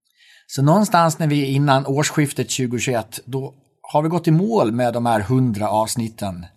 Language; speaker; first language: Swedish; native; Swedish